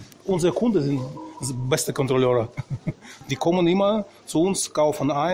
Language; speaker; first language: German; non-native, fluent; Russian